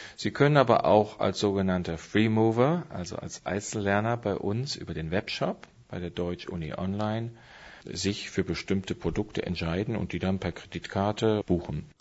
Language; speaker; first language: German; native; German